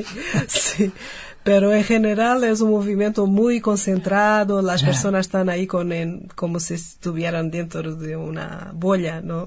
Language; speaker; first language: Spanish; non-native, fluent; Portuguese